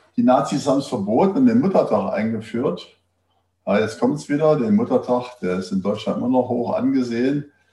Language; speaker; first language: German; native; German